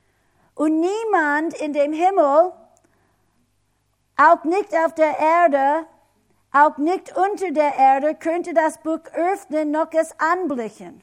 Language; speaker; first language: German; non-native, fluent; English